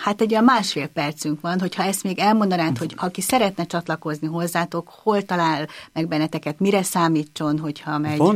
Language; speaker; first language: Hungarian; native; Hungarian